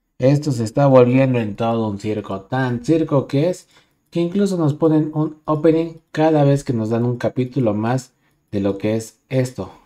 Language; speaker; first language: Spanish; native; Spanish